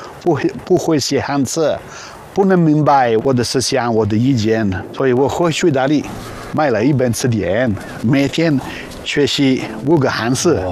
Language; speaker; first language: Chinese; non-native, learner; Italian